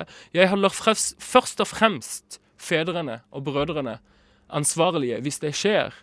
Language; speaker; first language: Norwegian; early bilingual, other home language; Arabic